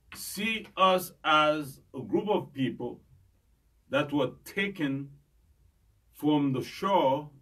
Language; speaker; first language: English; non-native, fluent; Haitian Creole